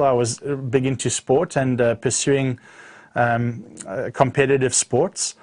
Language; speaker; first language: English; native; English